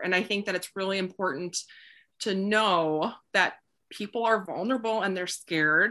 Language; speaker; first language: English; native; English